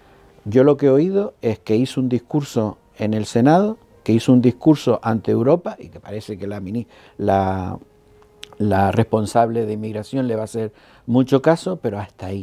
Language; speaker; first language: Spanish; native; Spanish